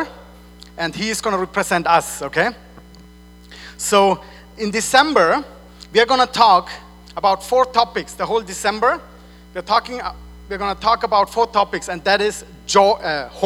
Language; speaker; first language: English; non-native, fluent; German